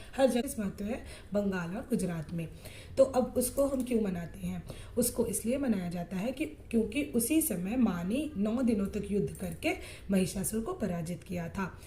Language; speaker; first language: Hindi; non-native, local second language; Bangla